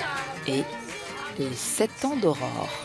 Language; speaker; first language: French; native; French